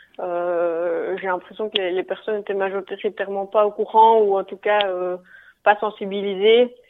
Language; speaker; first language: French; native; French